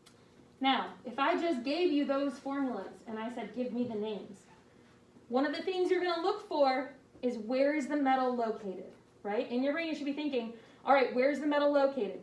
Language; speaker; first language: English; native; English